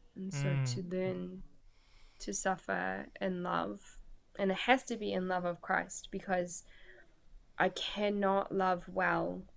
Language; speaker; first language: English; native; English